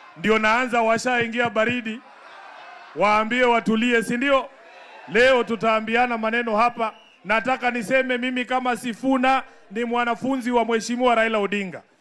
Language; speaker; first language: Swahili; non-native, local second language; Luyia